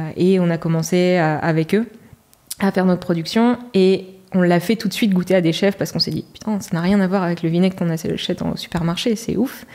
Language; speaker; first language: French; native; French